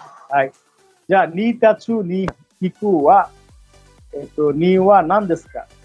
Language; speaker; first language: Japanese; non-native, fluent; Bangla